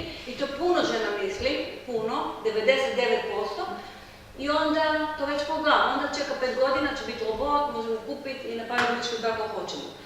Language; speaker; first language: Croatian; non-native, learner; Hebrew